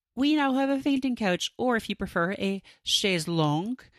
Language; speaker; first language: English; native; English